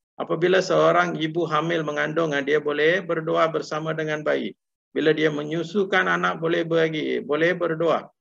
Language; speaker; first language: Malay; non-native, local second language; Tamil